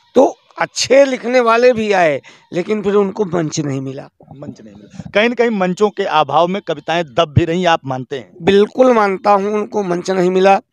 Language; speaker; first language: Hindi; native; Hindi